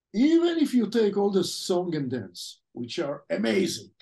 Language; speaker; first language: English; non-native, fluent; French